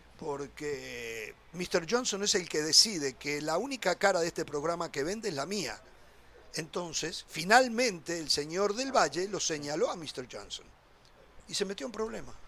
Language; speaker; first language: Spanish; native; Spanish